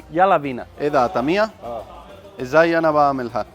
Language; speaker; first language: Arabic; non-native, learner; Spanish